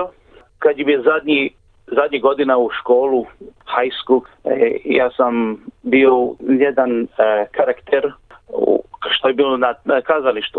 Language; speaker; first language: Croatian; early bilingual, heritage; English